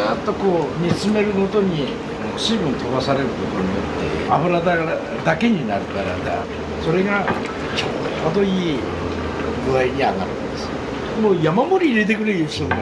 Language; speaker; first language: Japanese; native; Japanese